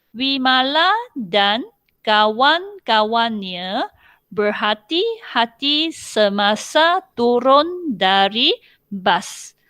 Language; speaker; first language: Malay; non-native, local second language; Chinese